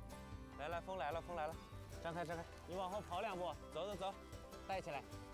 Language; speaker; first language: Chinese; native; Chinese